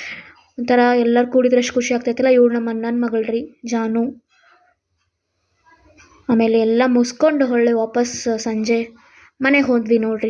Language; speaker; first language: Kannada; native; Kannada